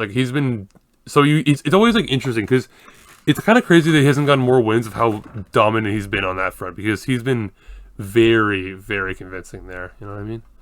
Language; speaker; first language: English; native; English